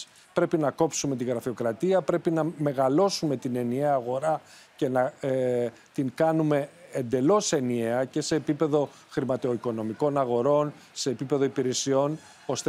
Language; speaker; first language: Greek; native; Greek